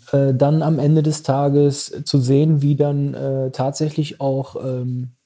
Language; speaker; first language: German; native; German